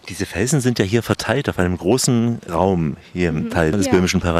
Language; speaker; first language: German; native; German